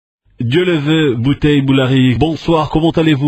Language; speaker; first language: French; non-native, local second language; Lingala